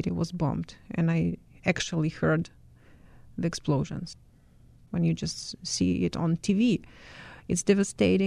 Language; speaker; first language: English; non-native, fluent; Ukrainian